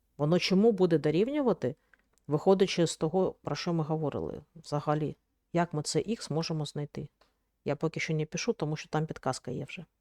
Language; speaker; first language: Ukrainian; native; Ukrainian